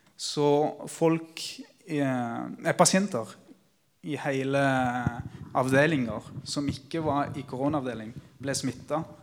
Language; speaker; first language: Norwegian; early bilingual, other home language; Spanish